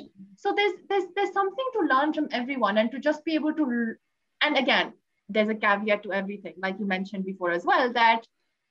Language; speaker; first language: English; non-native, local second language; Urdu